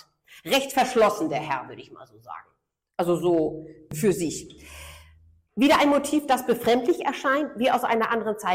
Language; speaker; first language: German; native; German